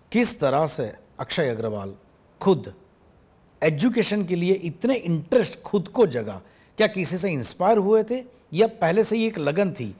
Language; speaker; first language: Hindi; non-native, local second language; Gujarati